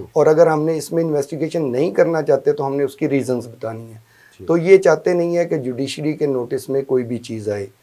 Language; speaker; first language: Urdu; non-native, local second language; Punjabi